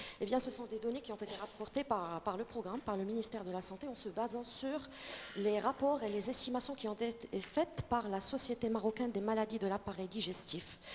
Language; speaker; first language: French; non-native, local second language; Arabic